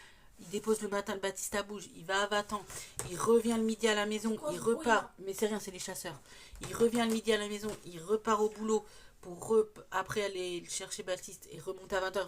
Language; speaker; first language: French; native; French